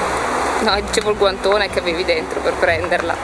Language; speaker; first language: Italian; native; Italian